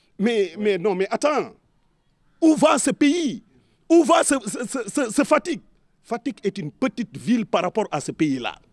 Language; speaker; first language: French; non-native, local second language; Serer